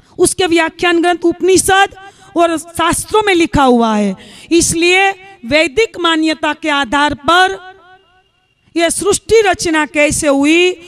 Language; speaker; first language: Hindi; non-native, local second language; Gujarati